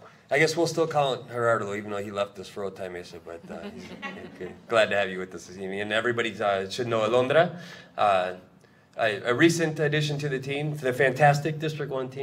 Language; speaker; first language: English; native; English